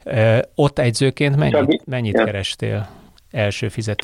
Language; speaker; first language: Hungarian; native; Hungarian